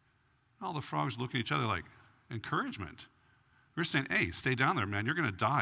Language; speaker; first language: English; native; English